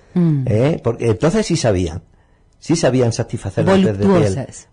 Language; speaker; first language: Spanish; native; Spanish